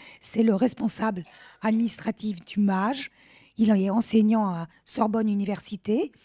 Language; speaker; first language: French; native; French